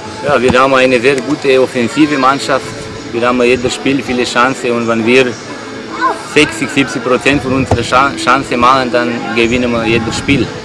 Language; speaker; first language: German; non-native, learner; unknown